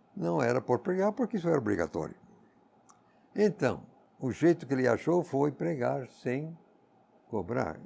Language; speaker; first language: Portuguese; non-native, fluent; English